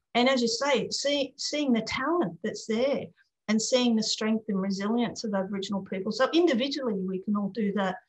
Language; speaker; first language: English; native; English